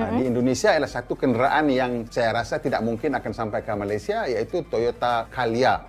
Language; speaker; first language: Malay; native; Malay